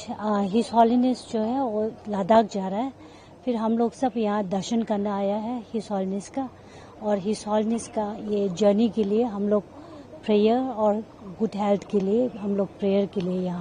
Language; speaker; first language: Hindi; non-native, local second language; Tibetan